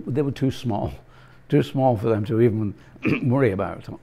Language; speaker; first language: English; native; English